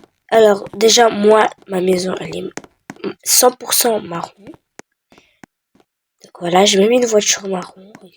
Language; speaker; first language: French; native; French